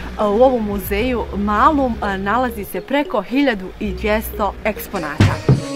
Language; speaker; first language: Bosnian; native; Bosnian